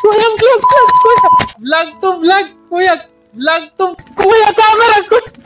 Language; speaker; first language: Filipino; non-native, learner; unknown